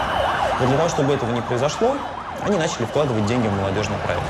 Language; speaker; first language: Russian; native; Russian